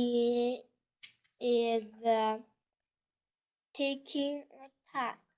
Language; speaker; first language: English; non-native, learner; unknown